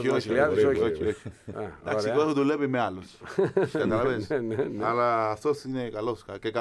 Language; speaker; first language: Greek; non-native, fluent; Spanish